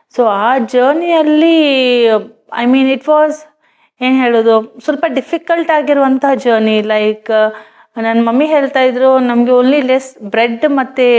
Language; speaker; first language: Kannada; early bilingual, other home language; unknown